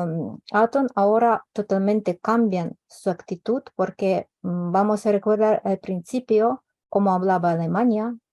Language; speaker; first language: Spanish; non-native, fluent; Ukrainian